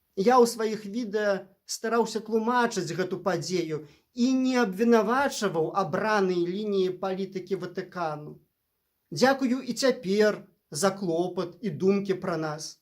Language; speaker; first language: Belarusian; native; Belarusian